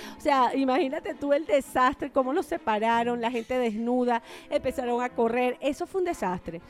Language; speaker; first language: Spanish; native; Spanish